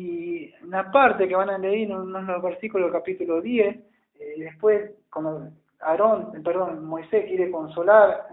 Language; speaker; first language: Spanish; native; Spanish